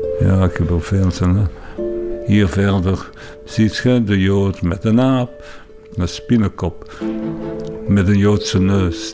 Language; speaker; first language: Dutch; non-native, local second language; French